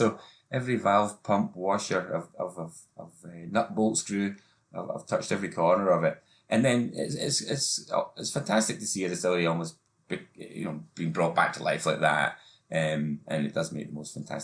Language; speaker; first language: English; native; English